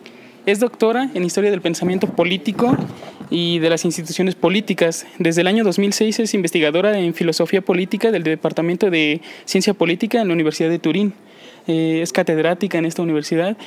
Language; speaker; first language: Spanish; native; Spanish